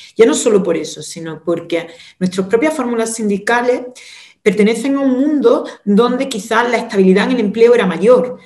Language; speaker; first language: Spanish; native; Spanish